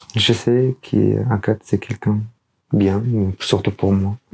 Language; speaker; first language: French; non-native, learner; Urdu